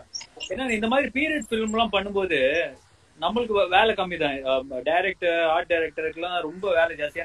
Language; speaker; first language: Tamil; native; Tamil